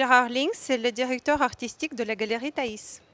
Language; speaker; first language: French; non-native, fluent; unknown